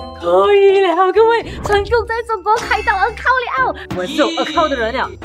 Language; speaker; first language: Chinese; native; Chinese